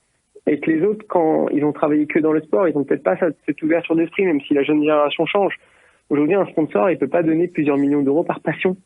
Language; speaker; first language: French; native; French